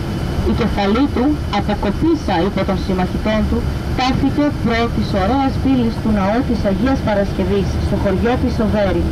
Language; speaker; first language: Greek; native; Greek